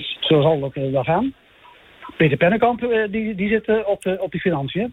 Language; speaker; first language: Dutch; native; Dutch